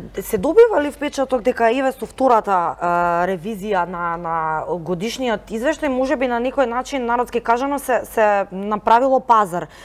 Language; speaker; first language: Macedonian; native; Macedonian